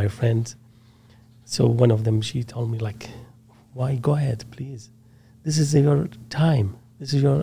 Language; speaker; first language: English; non-native, learner; Arabic